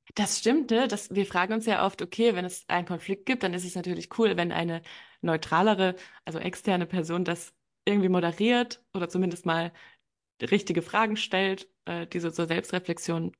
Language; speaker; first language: German; native; German